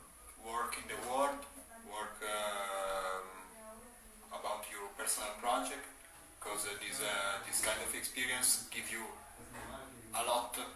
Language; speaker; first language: English; non-native, learner; Italian